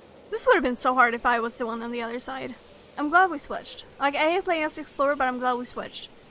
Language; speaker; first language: English; non-native, fluent; Swedish